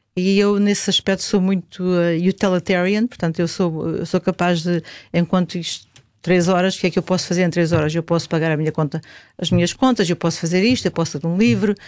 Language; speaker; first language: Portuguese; native; Portuguese